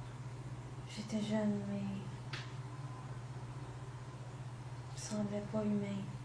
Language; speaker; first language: French; non-native, local second language; English